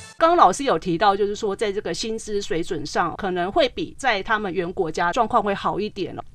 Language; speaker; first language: Chinese; native; Chinese